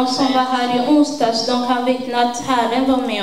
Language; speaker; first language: Swedish; non-native, fluent; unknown